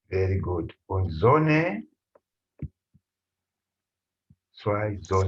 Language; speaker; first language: German; non-native, fluent; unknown